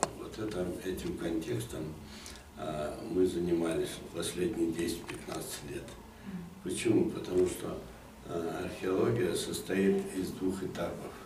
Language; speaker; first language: Russian; native; Russian